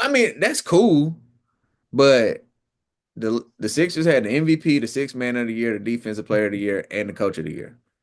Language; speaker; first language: English; native; English